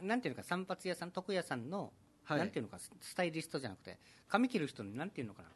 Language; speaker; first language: Japanese; native; Japanese